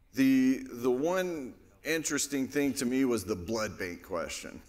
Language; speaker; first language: English; native; English